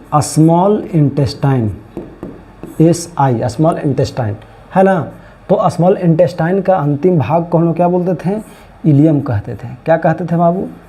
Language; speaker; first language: Hindi; native; Hindi